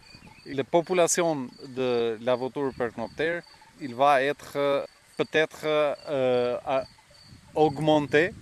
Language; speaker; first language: French; non-native, fluent; Albanian